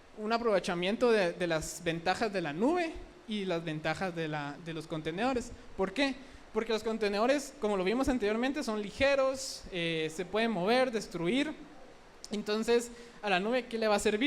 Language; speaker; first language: Spanish; native; Spanish